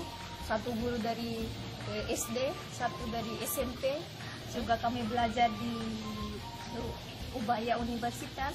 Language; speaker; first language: Indonesian; non-native, learner; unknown